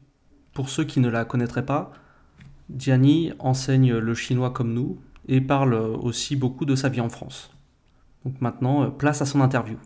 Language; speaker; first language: French; native; French